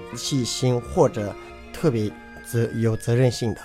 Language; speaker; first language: Chinese; non-native, local second language; Tibetan